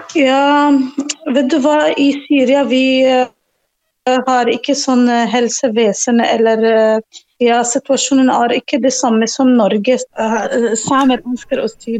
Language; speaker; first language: Norwegian; non-native, learner; Arabic